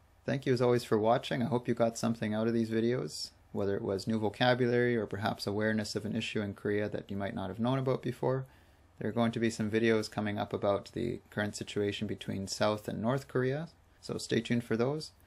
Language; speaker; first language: English; native; English